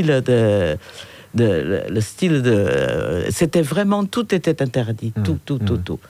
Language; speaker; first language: French; non-native, fluent; Portuguese